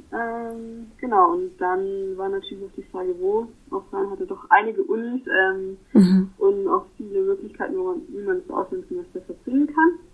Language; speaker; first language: German; native; German